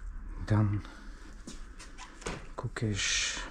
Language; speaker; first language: German; non-native, learner; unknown